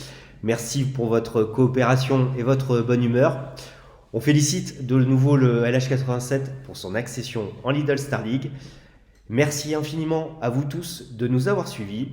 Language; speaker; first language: French; native; French